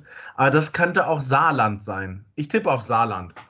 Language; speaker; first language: German; native; German